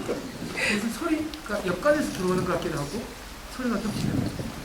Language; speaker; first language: Korean; native; Korean